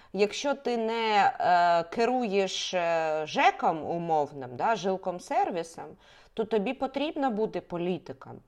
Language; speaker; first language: Ukrainian; native; Ukrainian